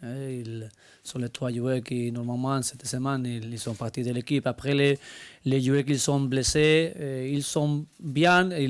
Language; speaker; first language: French; non-native, learner; Spanish